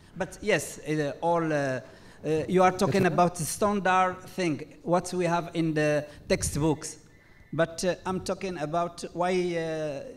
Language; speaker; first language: English; non-native, fluent; Arabic